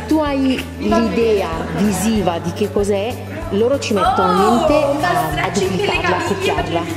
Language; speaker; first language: Italian; native; Italian